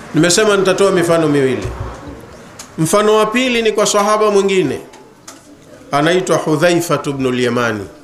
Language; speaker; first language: Swahili; native; Swahili